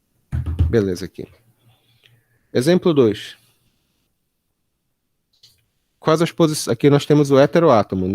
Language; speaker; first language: Portuguese; native; Portuguese